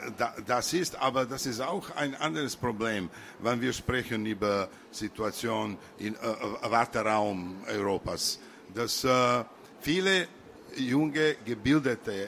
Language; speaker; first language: German; non-native, learner; Serbian